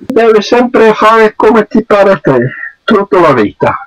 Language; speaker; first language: Italian; non-native, learner; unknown